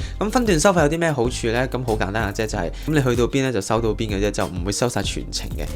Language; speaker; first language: Cantonese; native; Cantonese